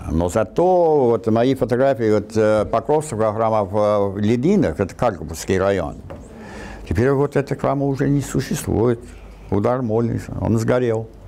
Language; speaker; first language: Russian; non-native, fluent; English